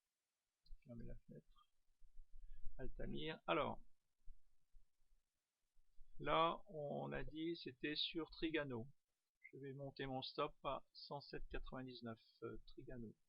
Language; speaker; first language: French; native; French